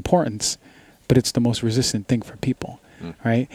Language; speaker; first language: English; native; English